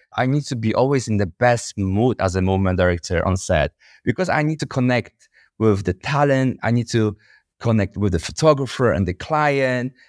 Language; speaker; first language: English; non-native, fluent; Polish